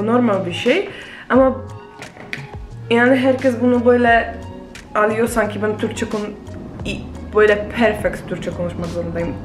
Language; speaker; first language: Turkish; non-native, fluent; Polish